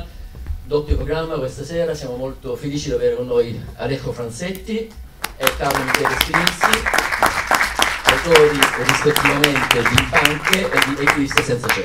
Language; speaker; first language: Italian; native; Italian